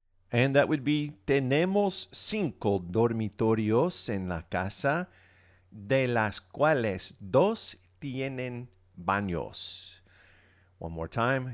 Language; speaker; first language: Spanish; non-native, fluent; English